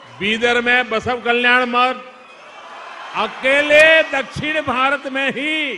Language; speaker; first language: Hindi; non-native, local second language; Gujarati